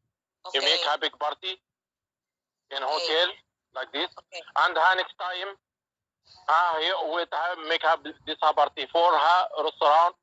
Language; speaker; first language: English; non-native, learner; Arabic